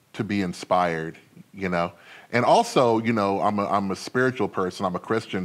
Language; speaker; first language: English; native; English